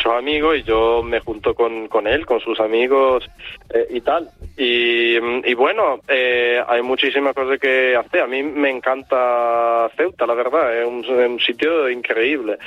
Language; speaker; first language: Spanish; non-native, fluent; Italian